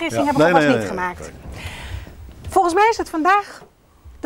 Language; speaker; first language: Dutch; native; Dutch